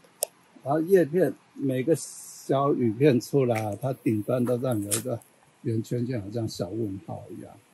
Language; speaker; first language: Chinese; native; Chinese